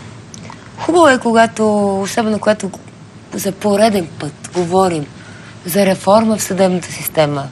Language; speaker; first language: Bulgarian; native; Bulgarian